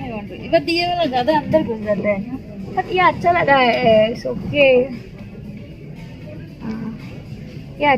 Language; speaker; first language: Hindi; non-native, local second language; Assamese